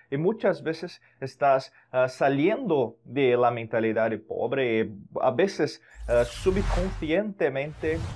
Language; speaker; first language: Spanish; non-native, fluent; Portuguese